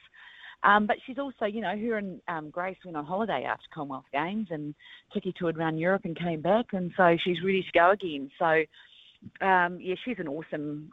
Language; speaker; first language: English; native; English